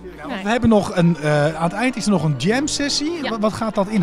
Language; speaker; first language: Dutch; native; Dutch